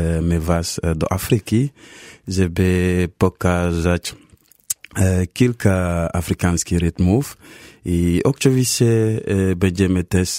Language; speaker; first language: Polish; non-native, learner; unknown